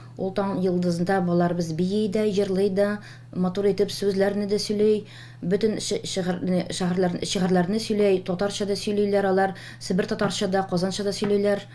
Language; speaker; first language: Tatar; native; Tatar